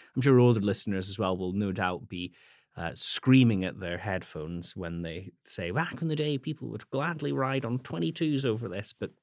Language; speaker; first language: English; native; English